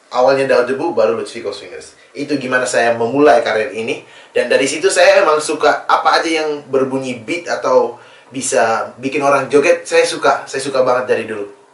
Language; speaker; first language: Indonesian; early bilingual, other home language; English